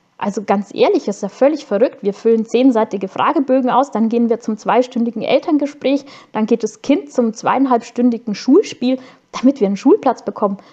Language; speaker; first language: German; native; German